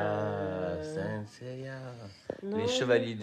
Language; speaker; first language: French; native; French